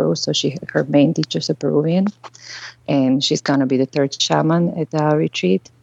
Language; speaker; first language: English; non-native, fluent; Bulgarian